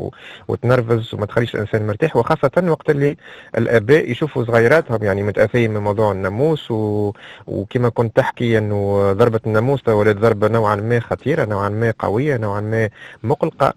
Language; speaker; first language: Arabic; native; Arabic